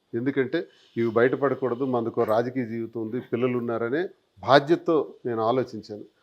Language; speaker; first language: Telugu; native; Telugu